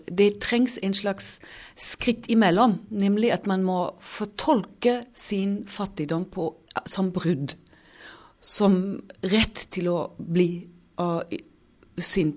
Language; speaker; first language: Norwegian; non-native, fluent; German